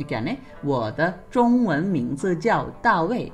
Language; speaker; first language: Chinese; non-native, fluent; Sinhala